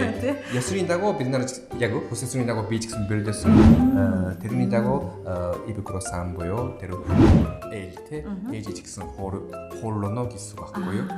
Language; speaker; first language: Mongolian; non-native, fluent; Japanese